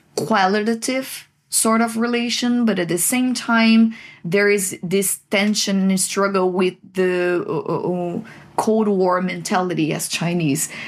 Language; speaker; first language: English; non-native, fluent; Portuguese